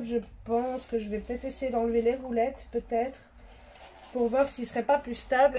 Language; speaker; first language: French; native; French